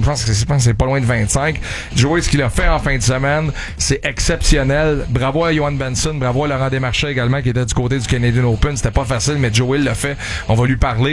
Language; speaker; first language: French; native; French